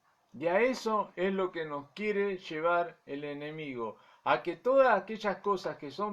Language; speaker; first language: Spanish; native; Spanish